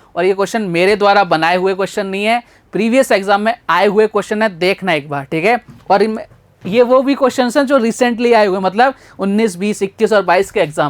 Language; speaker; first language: Hindi; native; Hindi